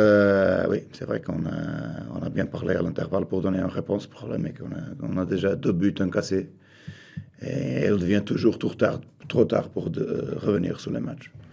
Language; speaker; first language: French; non-native, fluent; Portuguese